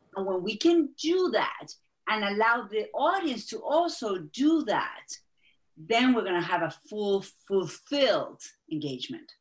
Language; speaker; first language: English; non-native, fluent; Spanish